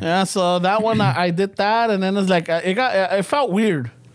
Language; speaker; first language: English; early bilingual, other home language; Spanish